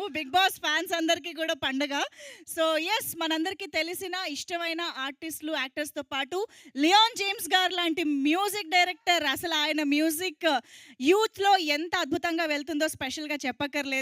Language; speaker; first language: Telugu; native; Telugu